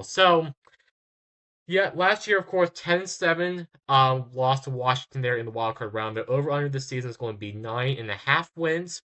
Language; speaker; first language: English; native; English